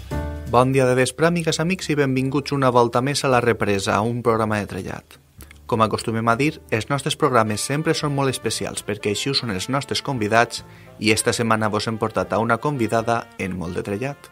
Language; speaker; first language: Catalan; native; Catalan